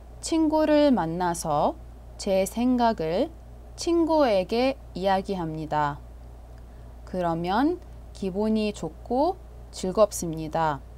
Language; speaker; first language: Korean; non-native, fluent; Arabic